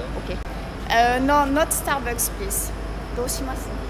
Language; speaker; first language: English; non-native, fluent; French